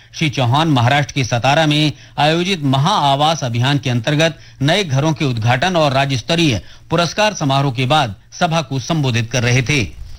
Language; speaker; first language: Hindi; native; Hindi